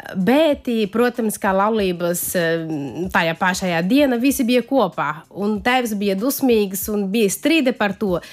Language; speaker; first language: Latvian; non-native, fluent; Portuguese